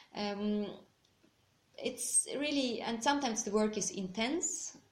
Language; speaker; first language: English; non-native, fluent; Swiss German